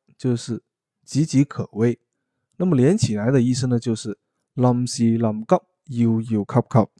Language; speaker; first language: Chinese; non-native, local second language; Cantonese